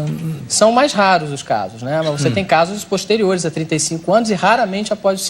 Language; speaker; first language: Portuguese; native; Portuguese